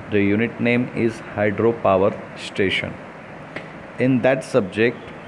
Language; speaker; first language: English; non-native, local second language; Gujarati